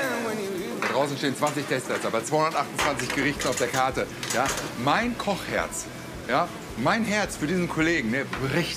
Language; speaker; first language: German; native; German